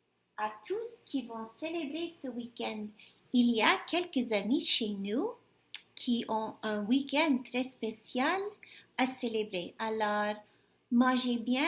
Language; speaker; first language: French; non-native, fluent; English